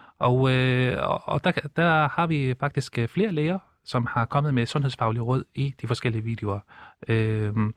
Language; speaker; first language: Danish; early bilingual, other home language; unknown